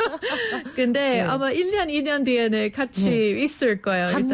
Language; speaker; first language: Korean; non-native, fluent; English